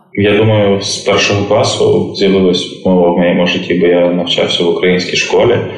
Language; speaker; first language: Ukrainian; non-native, local second language; Russian